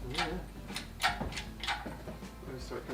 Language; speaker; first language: English; native; English